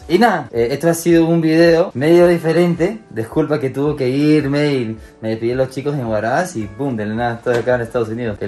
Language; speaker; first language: Spanish; non-native, fluent; English